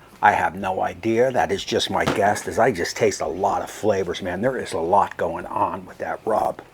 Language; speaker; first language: English; native; English